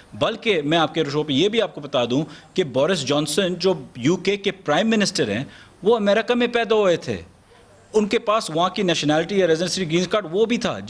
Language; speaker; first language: Urdu; early bilingual, heritage; Urdu